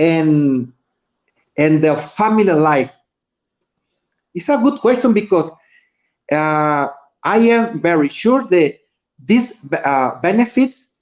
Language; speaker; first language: English; non-native, learner; Spanish